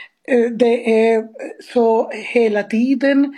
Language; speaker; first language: Swedish; non-native, fluent; Spanish